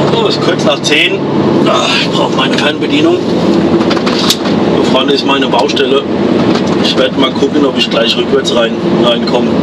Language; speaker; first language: German; native; German